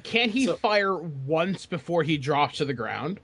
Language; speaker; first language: English; native; English